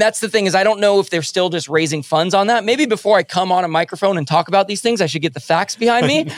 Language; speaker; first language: English; native; English